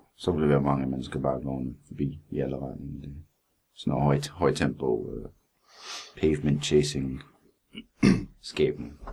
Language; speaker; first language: Danish; non-native, fluent; English